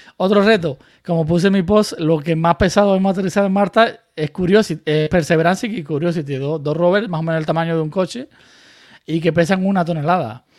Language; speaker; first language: Spanish; native; Spanish